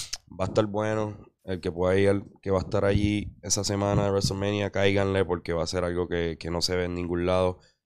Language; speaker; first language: Spanish; early bilingual, heritage; Spanish